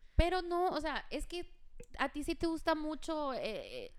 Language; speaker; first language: Spanish; early bilingual, heritage; Spanish